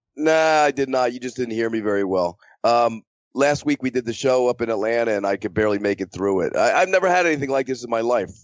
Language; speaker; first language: English; native; English